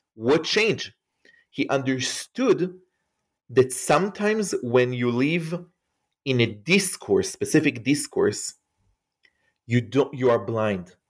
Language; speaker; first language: English; non-native, fluent; Hebrew